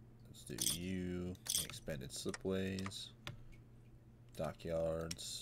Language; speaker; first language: English; native; English